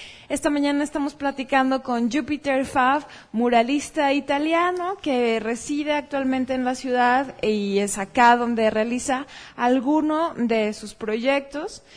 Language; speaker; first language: Spanish; native; Spanish